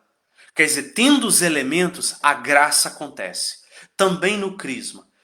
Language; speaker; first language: Portuguese; native; Portuguese